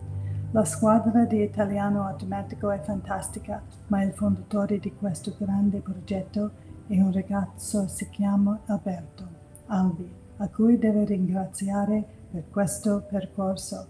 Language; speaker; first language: Italian; non-native, fluent; English